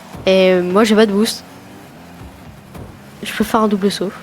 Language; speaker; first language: French; native; French